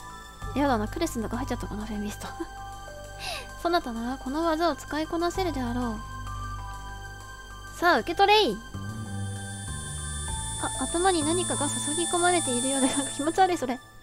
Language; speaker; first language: Japanese; native; Japanese